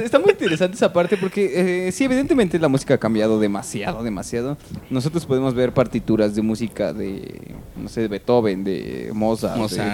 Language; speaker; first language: Spanish; native; Spanish